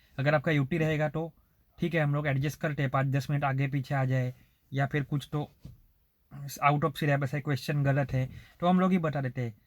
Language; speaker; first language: Hindi; non-native, local second language; Marathi